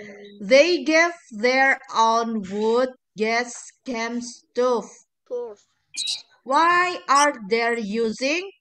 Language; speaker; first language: English; non-native, fluent; Indonesian